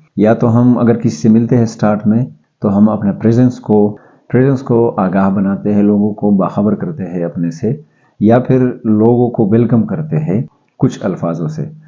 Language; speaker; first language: Urdu; non-native, local second language; Pashto